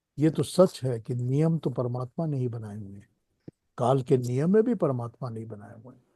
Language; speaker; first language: Hindi; native; Hindi